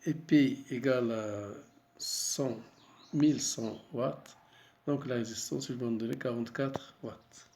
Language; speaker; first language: French; non-native, local second language; Arabic